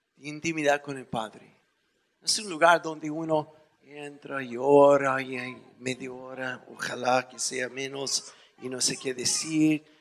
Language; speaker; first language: Spanish; non-native, fluent; English